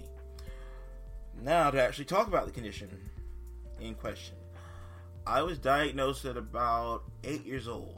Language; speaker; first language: English; native; English